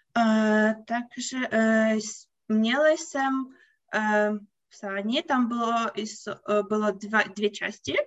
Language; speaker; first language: Czech; non-native, learner; Ukrainian